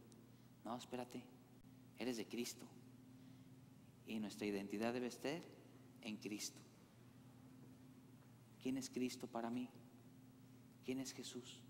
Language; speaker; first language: Spanish; native; Spanish